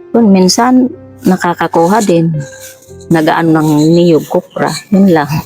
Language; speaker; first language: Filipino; non-native, local second language; Bikol